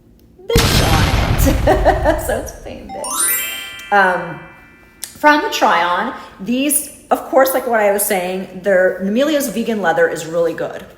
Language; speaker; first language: English; native; English